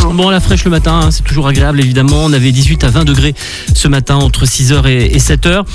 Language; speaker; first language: French; native; French